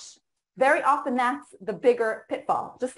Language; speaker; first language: English; non-native, fluent; Hebrew